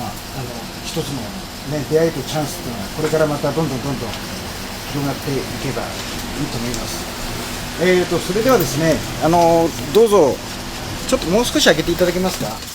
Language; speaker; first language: Japanese; native; Japanese